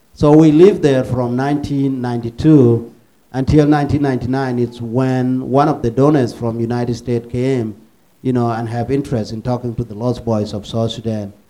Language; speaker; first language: English; early bilingual, other home language; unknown